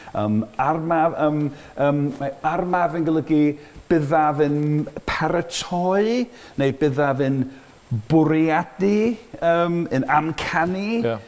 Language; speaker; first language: Welsh; non-native, fluent; English